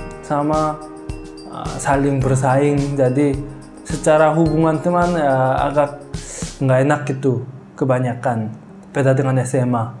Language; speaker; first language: Indonesian; non-native, fluent; Korean